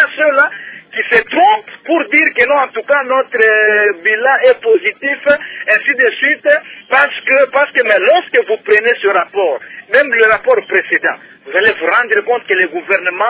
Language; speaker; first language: French; non-native, local second language; Luba-Lulua